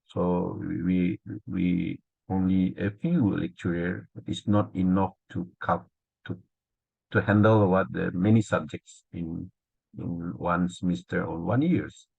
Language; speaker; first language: English; non-native, learner; Indonesian